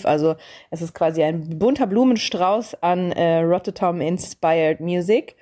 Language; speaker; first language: German; native; German